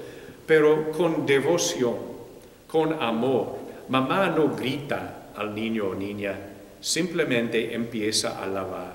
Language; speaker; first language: Spanish; non-native, fluent; English